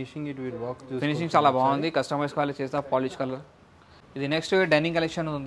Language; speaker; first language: Telugu; non-native, local second language; Urdu